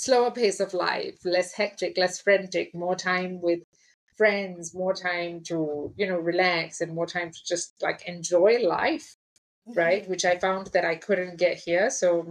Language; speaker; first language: English; native; English